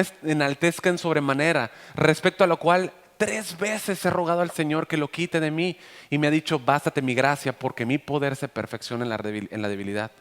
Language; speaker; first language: Spanish; native; Spanish